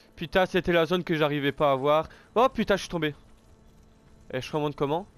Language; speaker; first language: French; native; French